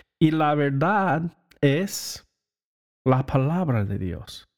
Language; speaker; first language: Spanish; non-native, learner; English